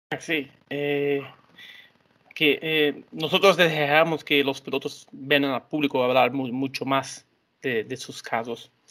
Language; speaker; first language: Spanish; non-native, learner; Portuguese